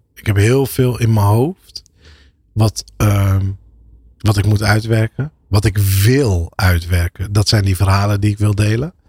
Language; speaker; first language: Dutch; early bilingual, other home language; Arabic